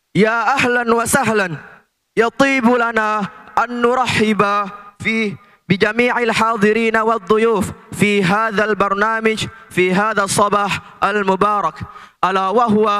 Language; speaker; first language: Arabic; non-native, learner; Indonesian